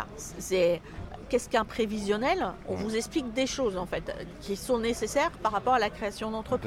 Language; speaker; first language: French; native; French